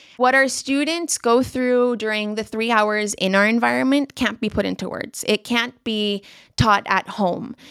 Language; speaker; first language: English; non-native, local second language; Spanish